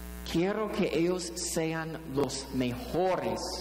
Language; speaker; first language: Spanish; non-native, fluent; English